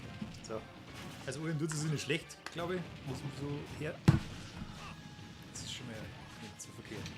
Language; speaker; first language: German; native; German